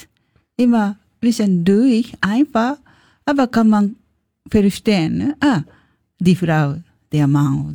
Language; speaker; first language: German; non-native, learner; Japanese